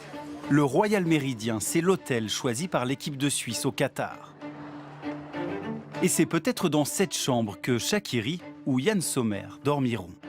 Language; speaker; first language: French; native; French